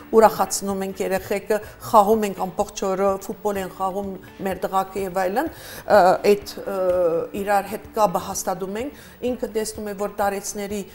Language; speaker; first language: Armenian; early bilingual, heritage; Armenian